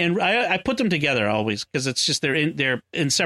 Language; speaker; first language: English; native; English